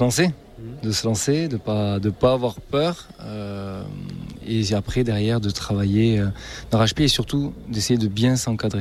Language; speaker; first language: French; native; French